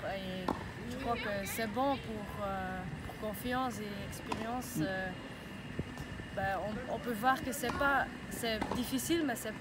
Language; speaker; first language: French; non-native, learner; Dutch